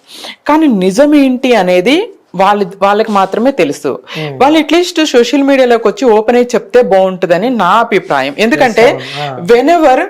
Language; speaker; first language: Telugu; native; Telugu